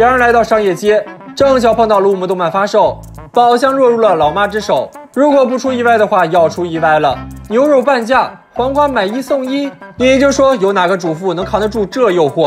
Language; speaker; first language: Chinese; native; Chinese